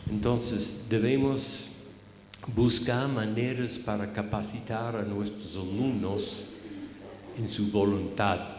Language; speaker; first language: Spanish; non-native, fluent; English